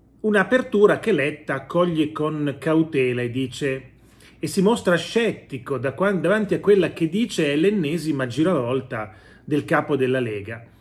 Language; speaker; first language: Italian; native; Italian